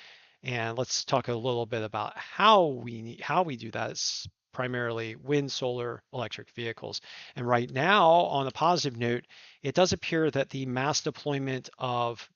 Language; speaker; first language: English; native; English